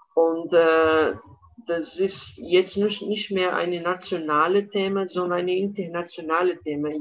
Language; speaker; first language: German; non-native, fluent; Portuguese